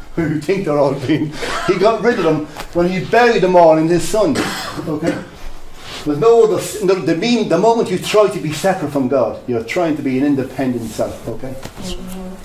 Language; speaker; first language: English; native; English